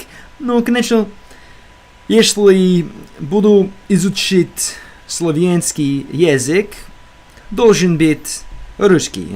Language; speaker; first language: Russian; non-native, learner; English